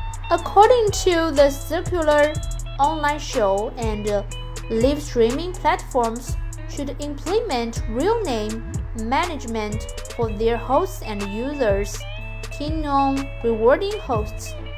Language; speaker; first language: English; non-native, fluent; Chinese